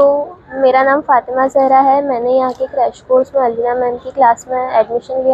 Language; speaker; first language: Hindi; non-native, local second language; Gujarati